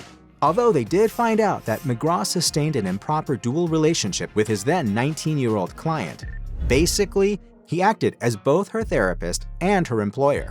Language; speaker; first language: English; native; English